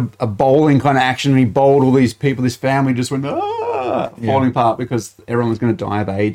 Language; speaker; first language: English; native; English